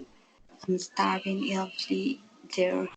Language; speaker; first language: English; non-native, learner; Spanish